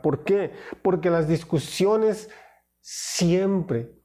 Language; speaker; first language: Spanish; native; Spanish